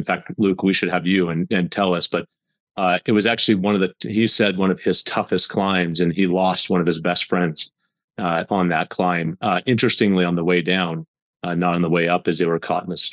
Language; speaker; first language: English; native; English